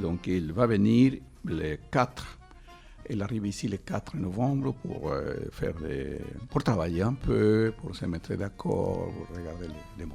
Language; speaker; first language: French; non-native, fluent; Spanish